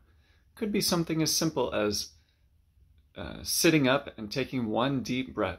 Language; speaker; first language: English; native; English